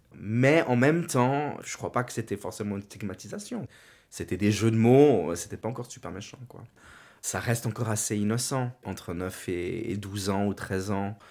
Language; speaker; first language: French; native; French